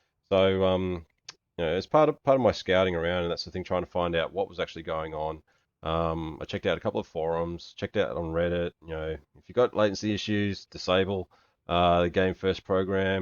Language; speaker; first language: English; native; English